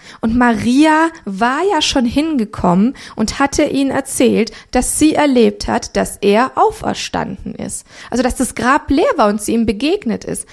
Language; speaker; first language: German; early bilingual, other home language; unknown